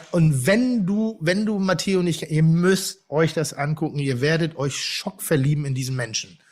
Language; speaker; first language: German; native; German